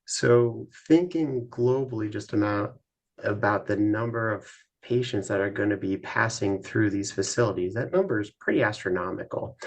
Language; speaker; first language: English; native; English